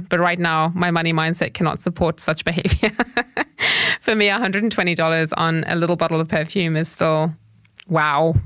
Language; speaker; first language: English; native; English